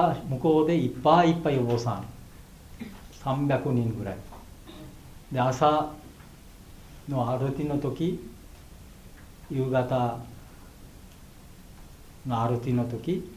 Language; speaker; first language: Japanese; non-native, fluent; Bangla